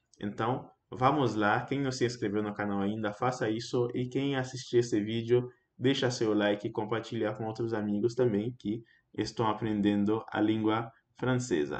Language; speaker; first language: Portuguese; non-native, fluent; Haitian Creole